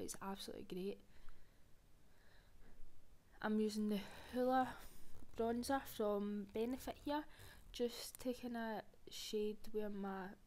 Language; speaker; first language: English; native; English